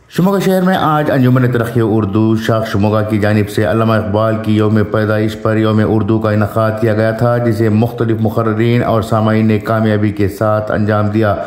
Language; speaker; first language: Urdu; native; Urdu